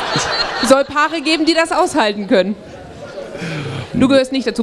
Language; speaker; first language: German; native; German